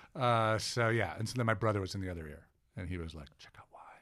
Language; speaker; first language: English; native; English